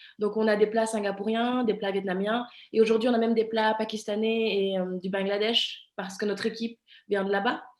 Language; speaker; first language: French; early bilingual, other home language; Vietnamese